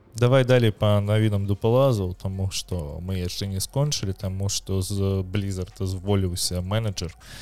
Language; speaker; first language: Belarusian; non-native, local second language; Russian